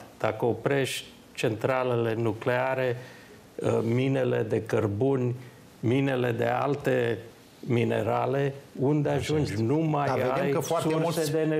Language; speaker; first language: Romanian; early bilingual, heritage; Romanian